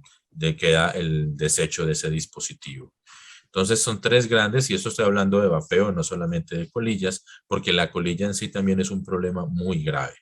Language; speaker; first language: Spanish; native; Spanish